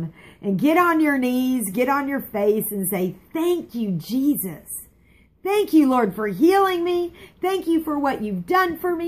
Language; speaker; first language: English; native; English